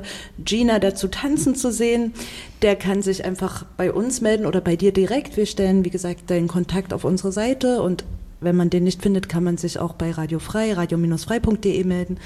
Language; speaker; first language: German; native; German